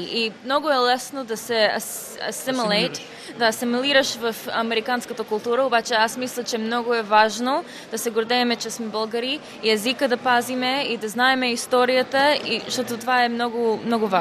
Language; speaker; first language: Bulgarian; early bilingual, heritage; Bulgarian